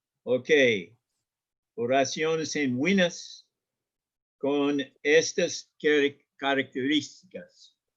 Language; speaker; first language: Spanish; non-native, learner; English